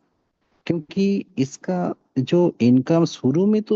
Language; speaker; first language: Hindi; non-native, local second language; Bangla